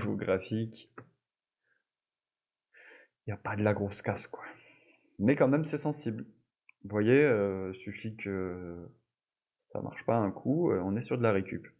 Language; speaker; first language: French; native; French